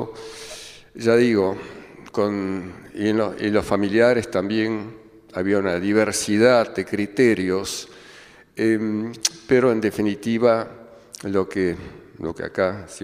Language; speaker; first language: Spanish; early bilingual, other home language; German